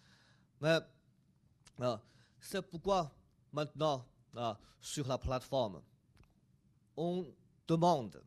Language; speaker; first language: French; non-native, fluent; Chinese